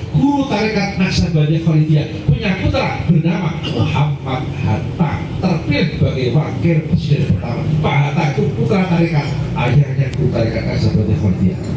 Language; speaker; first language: Indonesian; non-native, local second language; Javanese